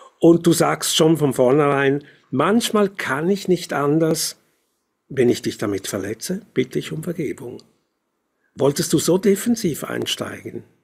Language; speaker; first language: German; native; German